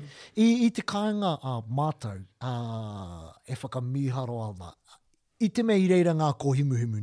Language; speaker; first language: Māori; non-native, local second language; English